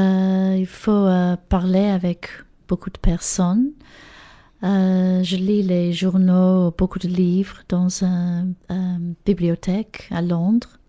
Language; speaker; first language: French; non-native, learner; English